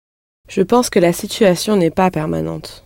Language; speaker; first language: French; non-native, learner; English